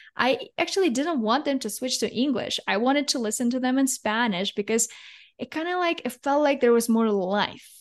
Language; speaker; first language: English; non-native, fluent; Russian